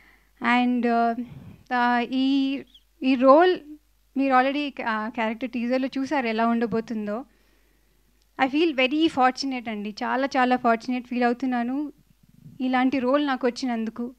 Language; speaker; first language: Telugu; non-native, fluent; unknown